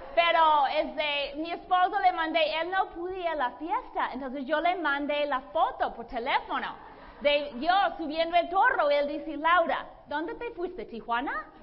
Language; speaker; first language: Spanish; non-native, fluent; English